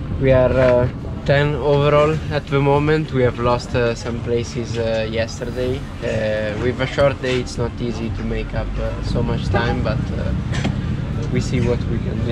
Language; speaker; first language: English; non-native, fluent; Italian